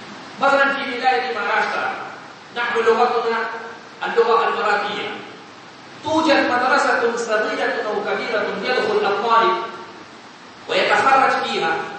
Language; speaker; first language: Arabic; non-native, fluent; Urdu